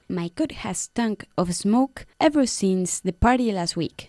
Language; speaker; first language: English; non-native, fluent; Spanish